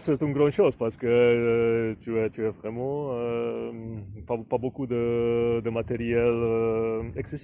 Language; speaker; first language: French; non-native, fluent; Czech